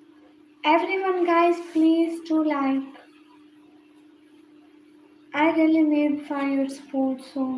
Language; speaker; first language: English; non-native, learner; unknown